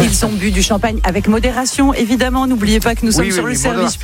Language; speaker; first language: French; native; French